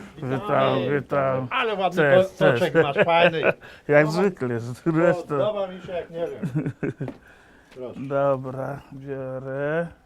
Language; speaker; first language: Polish; non-native, fluent; Igbo